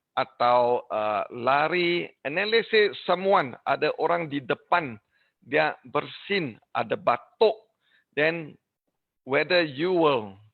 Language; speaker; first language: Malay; non-native, learner; English